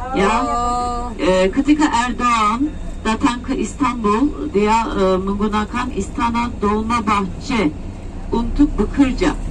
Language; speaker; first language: Indonesian; non-native, fluent; Turkish